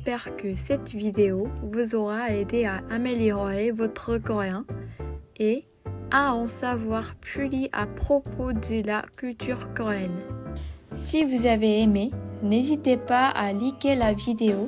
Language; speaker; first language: French; non-native, fluent; Korean